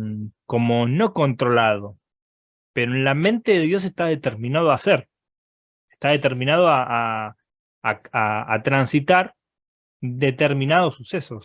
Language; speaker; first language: Spanish; native; Spanish